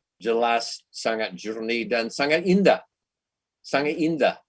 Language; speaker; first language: Indonesian; non-native, fluent; English